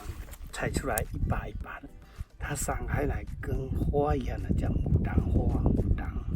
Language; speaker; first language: Chinese; native; Chinese